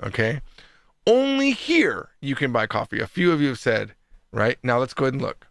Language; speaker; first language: English; native; English